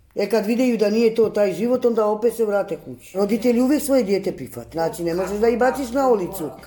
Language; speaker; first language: Serbian; non-native, local second language; Romany